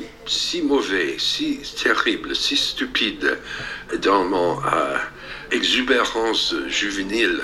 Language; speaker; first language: French; non-native, fluent; English